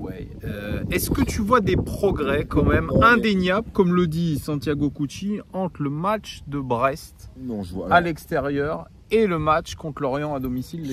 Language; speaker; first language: French; native; French